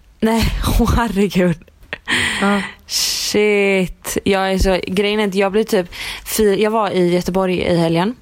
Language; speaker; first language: Swedish; native; Swedish